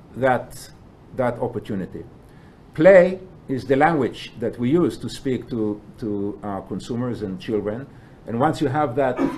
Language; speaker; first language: English; non-native, fluent; Hebrew